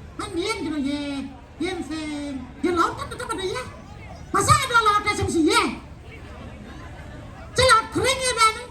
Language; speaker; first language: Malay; non-native, local second language; Balinese